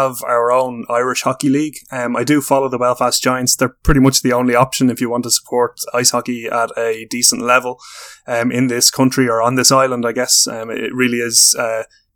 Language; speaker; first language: English; native; English